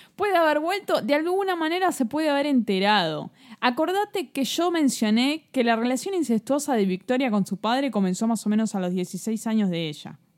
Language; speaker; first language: Spanish; native; Spanish